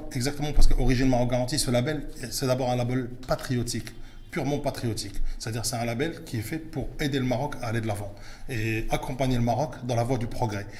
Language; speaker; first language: French; early bilingual, other home language; Arabic